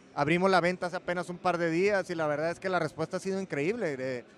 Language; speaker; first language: Spanish; native; Spanish